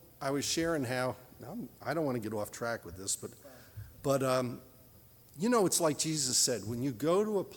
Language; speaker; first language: English; native; English